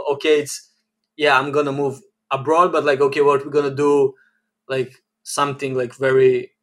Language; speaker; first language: English; non-native, fluent; Serbian